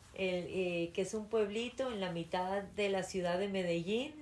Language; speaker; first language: Spanish; early bilingual, heritage; Spanish